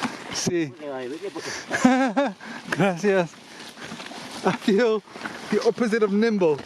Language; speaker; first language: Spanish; non-native, learner; English